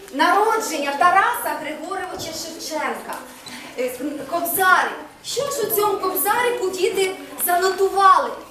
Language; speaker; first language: Ukrainian; native; Ukrainian